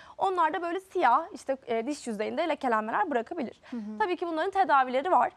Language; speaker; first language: Turkish; native; Turkish